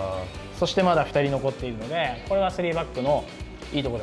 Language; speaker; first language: Japanese; native; Japanese